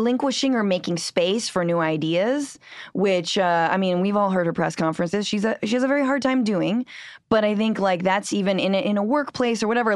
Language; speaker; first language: English; native; English